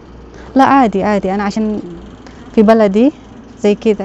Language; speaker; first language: Arabic; non-native, learner; Indonesian